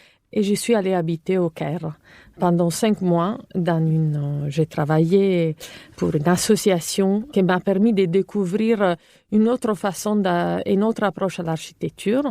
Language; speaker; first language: French; non-native, fluent; Italian